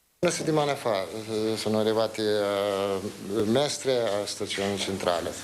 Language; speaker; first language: Italian; non-native, learner; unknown